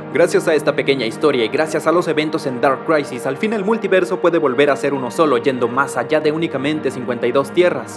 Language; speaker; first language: Spanish; native; Spanish